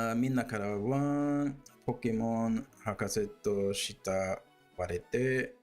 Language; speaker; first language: Japanese; non-native, learner; English